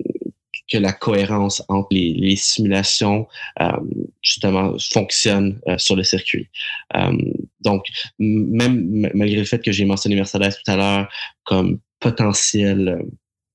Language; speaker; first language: French; native; French